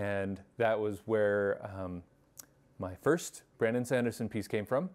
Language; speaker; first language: English; native; English